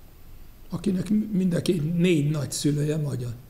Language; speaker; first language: Hungarian; non-native, fluent; English